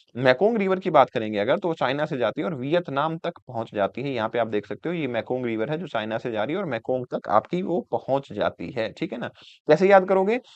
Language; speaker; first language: Hindi; native; Hindi